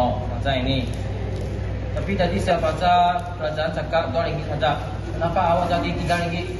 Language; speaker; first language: Indonesian; non-native, local second language; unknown